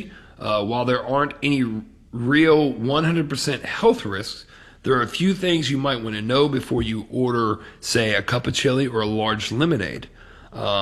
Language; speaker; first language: English; native; English